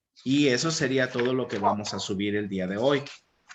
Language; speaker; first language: Spanish; native; Spanish